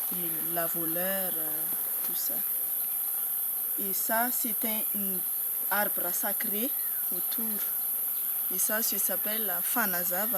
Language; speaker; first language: French; non-native, local second language; Malagasy